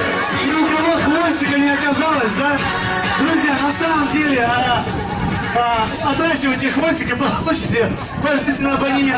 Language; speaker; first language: Russian; native; Russian